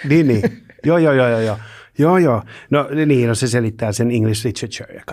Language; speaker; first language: Finnish; native; Finnish